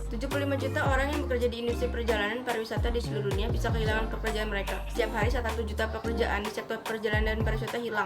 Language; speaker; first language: Indonesian; native; Indonesian